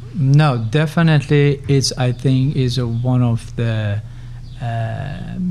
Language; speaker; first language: English; non-native, fluent; Persian